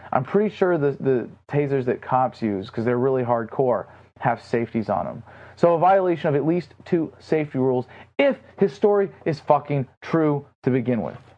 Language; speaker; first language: English; native; English